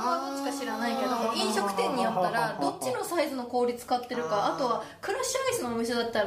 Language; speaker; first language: Japanese; native; Japanese